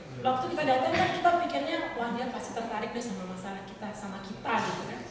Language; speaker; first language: Indonesian; native; Indonesian